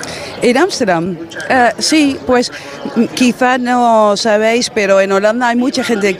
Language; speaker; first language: Spanish; non-native, fluent; Dutch